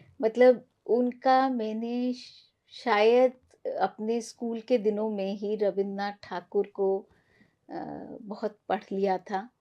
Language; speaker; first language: Hindi; non-native, local second language; Punjabi